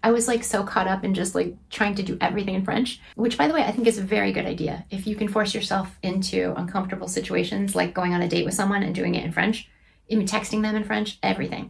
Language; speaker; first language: English; native; English